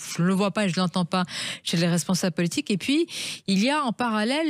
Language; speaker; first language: French; non-native, local second language; Arabic